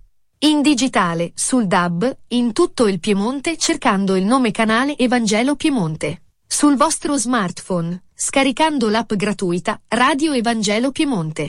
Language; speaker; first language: Italian; native; Italian